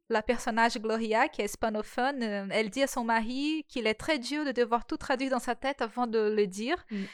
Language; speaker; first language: French; non-native, fluent; Portuguese